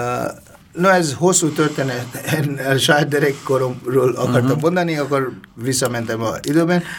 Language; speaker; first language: Hungarian; non-native, fluent; Bangla